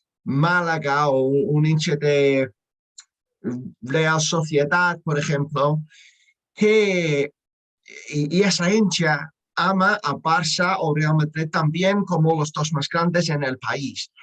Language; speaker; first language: Spanish; non-native, learner; English